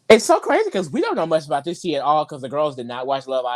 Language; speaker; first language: English; native; English